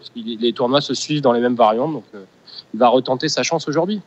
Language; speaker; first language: French; native; French